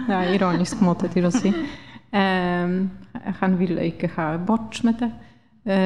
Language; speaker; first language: Norwegian; non-native, fluent; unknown